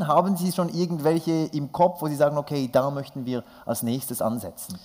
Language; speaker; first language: German; native; German